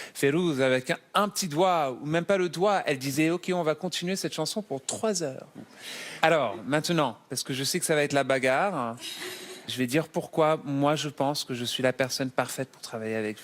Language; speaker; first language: French; native; French